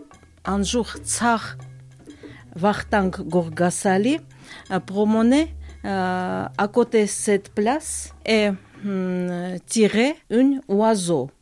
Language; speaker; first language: French; non-native, learner; Georgian